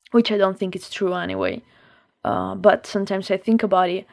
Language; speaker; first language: English; non-native, fluent; Italian